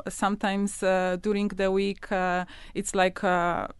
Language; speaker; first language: English; non-native, learner; Polish